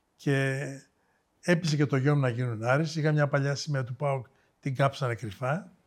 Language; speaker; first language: Greek; native; Greek